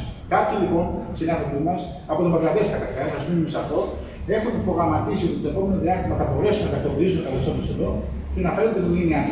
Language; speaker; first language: Greek; native; Greek